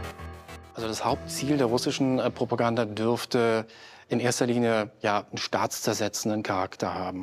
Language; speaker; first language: German; native; German